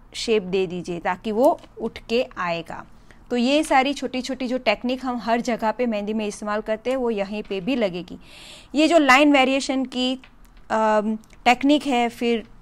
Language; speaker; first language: Hindi; non-native, local second language; Gujarati